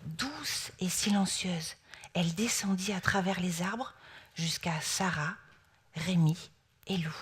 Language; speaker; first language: French; native; French